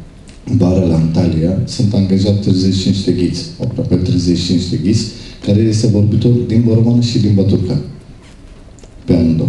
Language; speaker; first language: Romanian; non-native, learner; Turkish